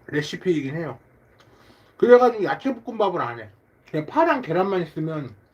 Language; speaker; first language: Korean; native; Korean